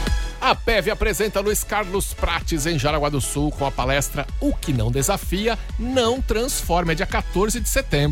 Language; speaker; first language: Portuguese; native; Portuguese